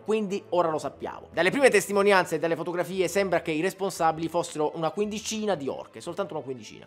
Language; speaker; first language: Italian; native; Italian